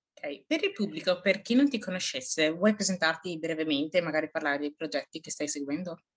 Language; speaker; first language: Italian; early bilingual, other home language; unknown